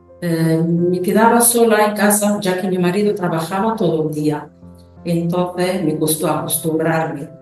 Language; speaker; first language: Spanish; non-native, fluent; Arabic